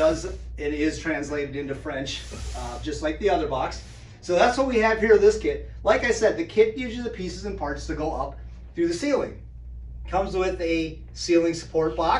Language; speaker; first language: English; native; English